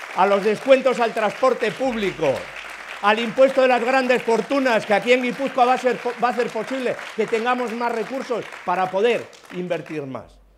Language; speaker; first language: Spanish; native; Spanish